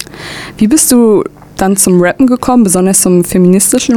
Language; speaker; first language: German; native; German